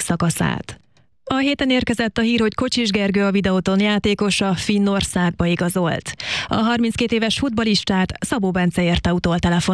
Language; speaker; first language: Hungarian; native; Hungarian